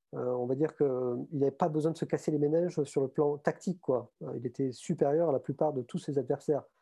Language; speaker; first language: French; native; French